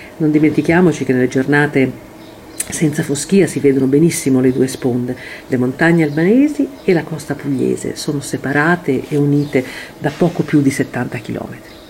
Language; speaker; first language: Italian; native; Italian